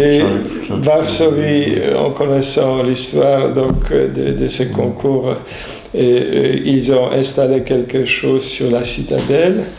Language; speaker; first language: French; non-native, fluent; Polish